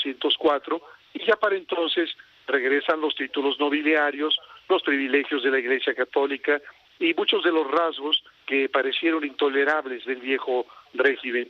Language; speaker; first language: Spanish; native; Spanish